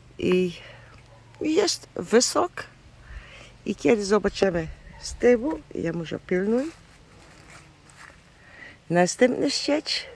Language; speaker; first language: Polish; non-native, learner; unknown